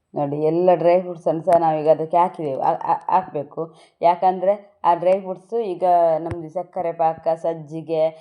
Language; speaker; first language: Kannada; non-native, local second language; Tulu